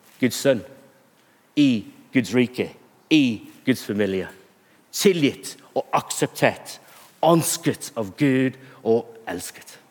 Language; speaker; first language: Norwegian; non-native, fluent; English